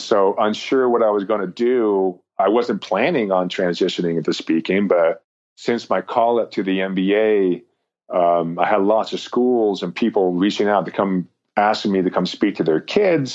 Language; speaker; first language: English; native; English